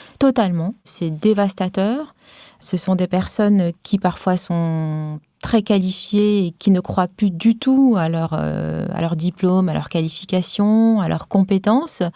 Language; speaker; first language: French; non-native, local second language; Arabic